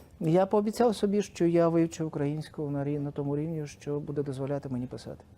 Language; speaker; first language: Ukrainian; non-native, local second language; Russian